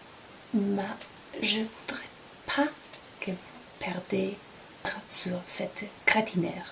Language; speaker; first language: French; non-native, fluent; Polish